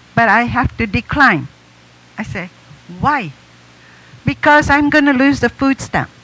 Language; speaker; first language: English; non-native, fluent; Japanese